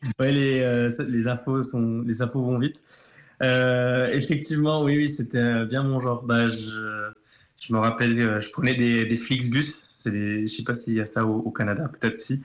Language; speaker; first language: French; early bilingual, other home language; Turkish